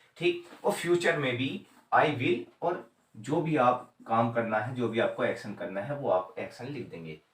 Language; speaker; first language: Hindi; native; Hindi